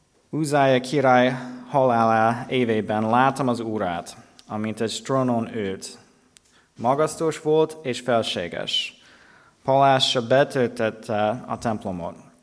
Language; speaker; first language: Hungarian; non-native, fluent; English